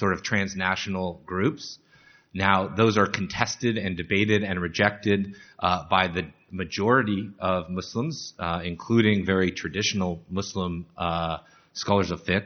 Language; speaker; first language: English; native; English